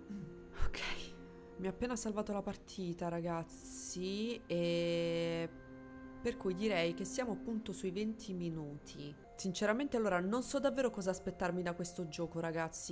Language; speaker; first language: Italian; native; Italian